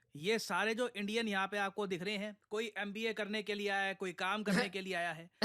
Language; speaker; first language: Hindi; native; Hindi